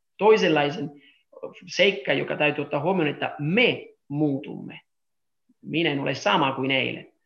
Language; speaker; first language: Finnish; non-native, fluent; Italian